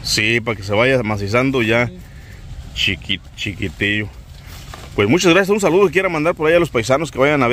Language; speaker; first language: Spanish; native; Spanish